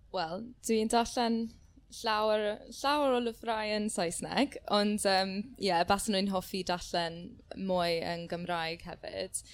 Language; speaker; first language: Welsh; non-native, learner; English